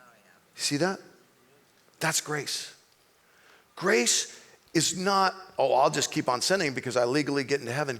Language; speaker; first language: English; native; English